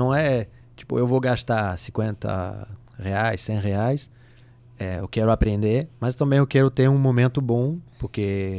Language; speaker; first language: Portuguese; non-native, fluent; French